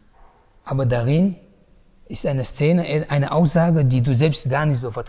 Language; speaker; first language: German; native; German